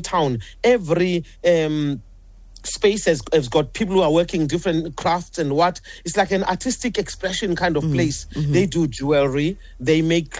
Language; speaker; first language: English; non-native, local second language; Zulu